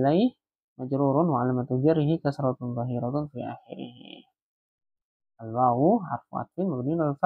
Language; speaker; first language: Arabic; non-native, fluent; Indonesian